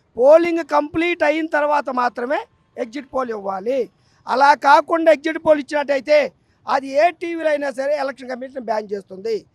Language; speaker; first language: Telugu; native; Telugu